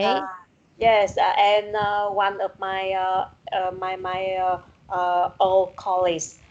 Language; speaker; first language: English; non-native, learner; Vietnamese